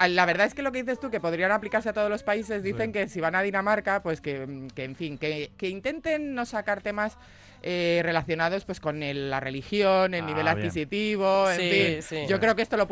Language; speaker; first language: Spanish; native; Spanish